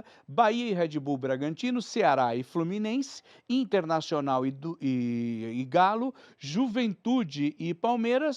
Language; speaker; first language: Portuguese; native; Portuguese